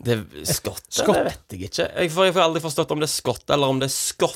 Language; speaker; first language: Norwegian; native; Norwegian